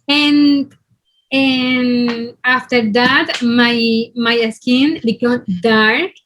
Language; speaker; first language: English; non-native, learner; Spanish